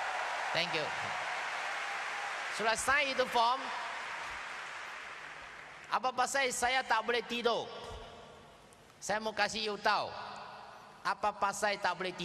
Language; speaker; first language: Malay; non-native, local second language; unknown